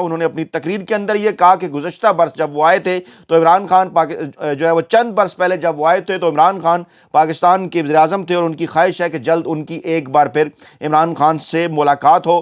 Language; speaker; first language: Urdu; native; Urdu